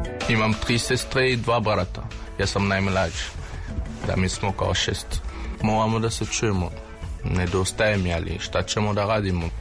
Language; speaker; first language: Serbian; non-native, fluent; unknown